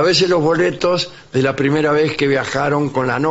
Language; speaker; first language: Spanish; native; Spanish